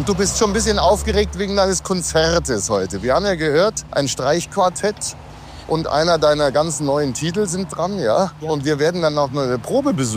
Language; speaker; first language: German; native; German